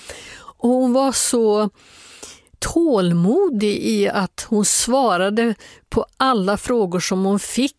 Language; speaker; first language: Swedish; native; Swedish